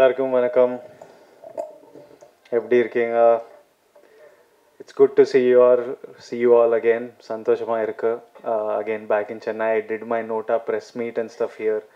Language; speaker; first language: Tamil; non-native, learner; Telugu